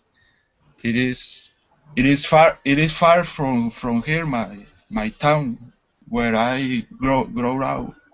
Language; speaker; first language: English; non-native, learner; Spanish